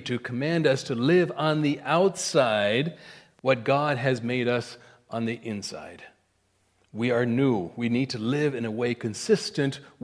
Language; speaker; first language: English; native; English